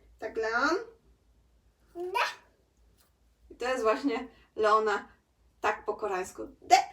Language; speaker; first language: Polish; native; Polish